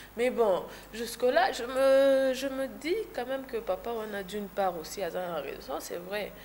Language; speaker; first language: French; non-native, local second language; Lingala